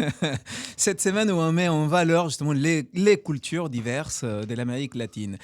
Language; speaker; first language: French; non-native, fluent; Spanish